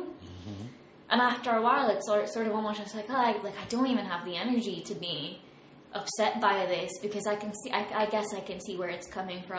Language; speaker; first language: English; native; English